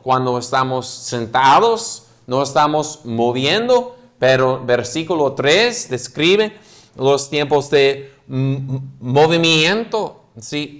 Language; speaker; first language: Spanish; non-native, fluent; English